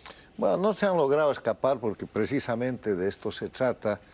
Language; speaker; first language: Spanish; native; Spanish